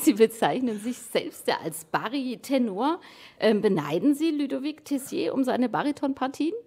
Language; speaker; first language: German; native; German